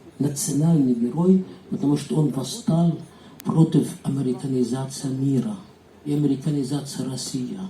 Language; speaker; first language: Russian; non-native, fluent; Arabic